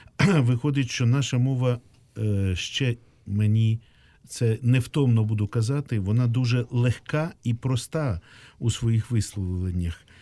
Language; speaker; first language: Ukrainian; native; Ukrainian